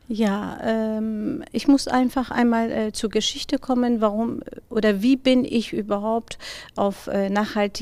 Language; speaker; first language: German; non-native, fluent; Persian